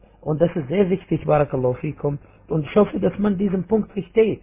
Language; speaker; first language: German; non-native, fluent; Arabic